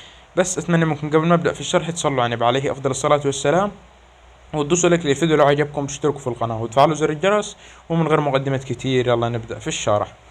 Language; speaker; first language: Arabic; native; Arabic